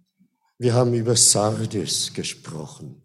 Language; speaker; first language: German; non-native, fluent; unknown